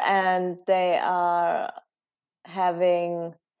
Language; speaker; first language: English; non-native, fluent; German